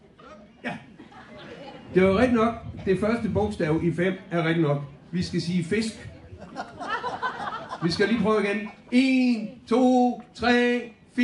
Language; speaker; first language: Danish; native; Danish